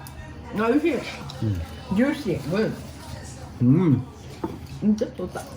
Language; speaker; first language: Japanese; native; Japanese